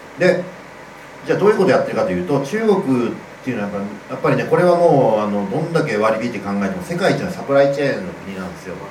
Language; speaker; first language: Japanese; native; Japanese